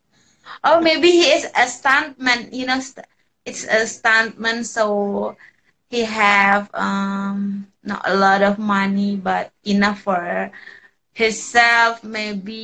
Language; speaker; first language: English; non-native, learner; Indonesian